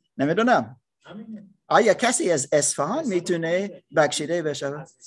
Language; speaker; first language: Persian; non-native, learner; English